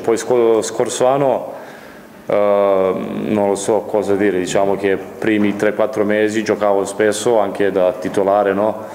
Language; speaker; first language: Italian; non-native, fluent; Serbian